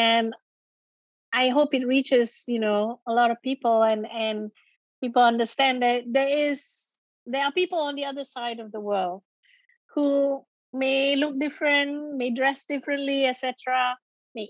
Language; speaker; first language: English; non-native, local second language; Malay